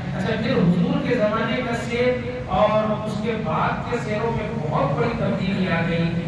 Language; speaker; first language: Urdu; native; Urdu